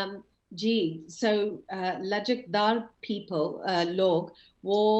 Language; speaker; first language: Hindi; early bilingual, heritage; English